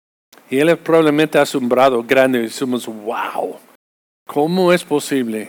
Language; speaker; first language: Spanish; non-native, fluent; English